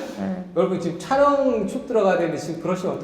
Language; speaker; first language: Korean; native; Korean